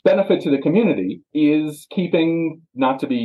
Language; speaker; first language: English; native; English